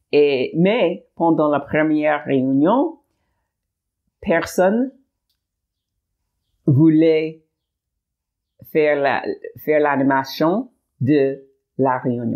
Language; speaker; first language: French; non-native, learner; English